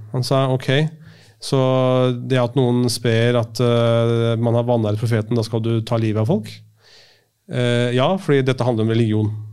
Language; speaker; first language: Norwegian; early bilingual, other home language; Urdu